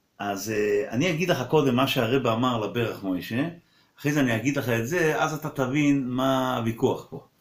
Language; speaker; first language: Hebrew; non-native, local second language; Yiddish